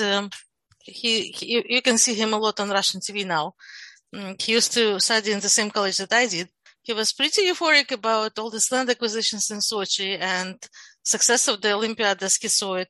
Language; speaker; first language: English; non-native, fluent; Russian